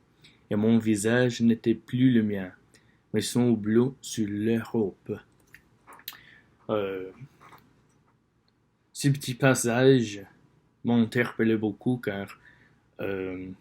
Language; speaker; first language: French; non-native, learner; English